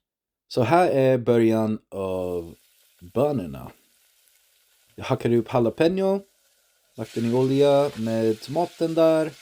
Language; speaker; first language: Swedish; non-native, learner; English